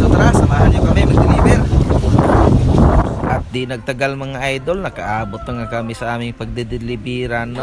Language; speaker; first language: Filipino; native; Filipino